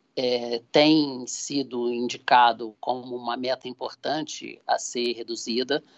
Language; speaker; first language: Portuguese; native; Portuguese